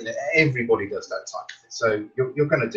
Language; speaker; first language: English; native; English